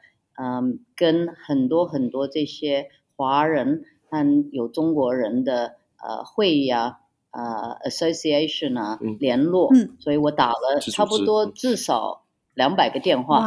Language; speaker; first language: Chinese; early bilingual, heritage; Chinese